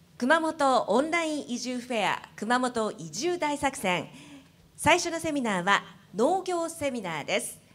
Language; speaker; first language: Japanese; native; Japanese